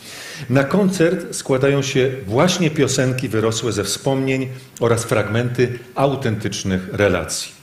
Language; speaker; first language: Polish; native; Polish